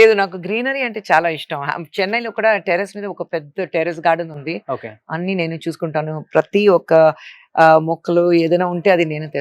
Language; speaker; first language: Telugu; non-native, local second language; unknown